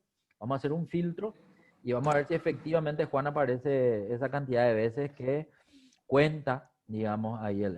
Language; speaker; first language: Spanish; native; Spanish